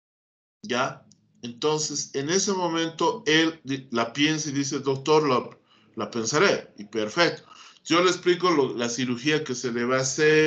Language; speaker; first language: Spanish; native; Spanish